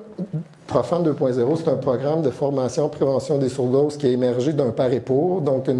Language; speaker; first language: French; native; French